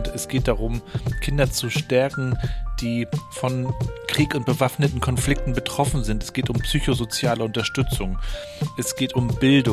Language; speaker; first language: German; native; German